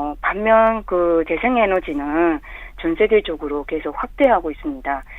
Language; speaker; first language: Korean; non-native, fluent; Japanese